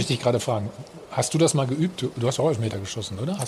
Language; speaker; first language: German; native; German